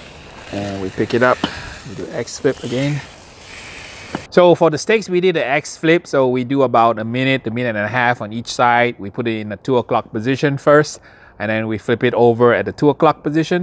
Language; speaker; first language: English; native; English